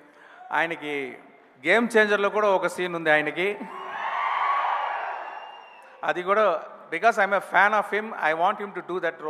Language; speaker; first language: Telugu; non-native, fluent; Tamil